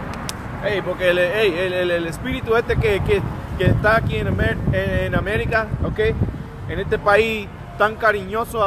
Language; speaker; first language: Spanish; early bilingual, heritage; Spanish